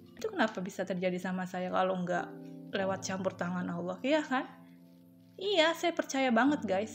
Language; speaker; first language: Indonesian; native; Indonesian